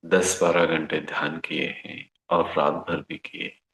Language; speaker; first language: Hindi; non-native, local second language; Kannada